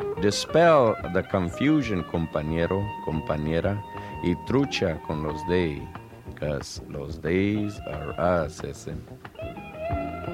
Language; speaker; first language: Spanish; early bilingual, other home language; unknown